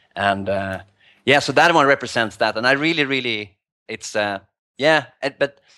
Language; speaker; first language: English; non-native, fluent; Swedish